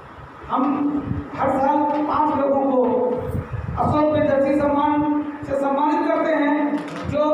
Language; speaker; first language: Hindi; native; Hindi